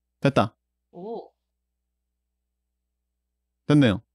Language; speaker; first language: Korean; native; Korean